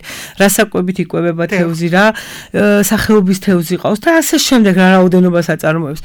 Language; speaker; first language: Georgian; native; Georgian